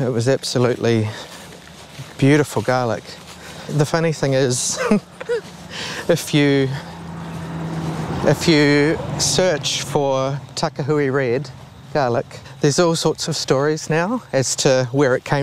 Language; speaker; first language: English; native; English